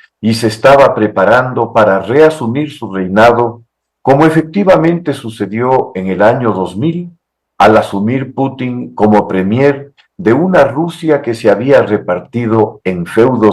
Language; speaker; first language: Spanish; native; Spanish